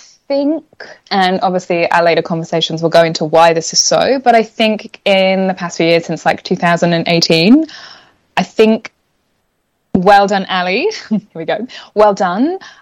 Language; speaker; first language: English; native; English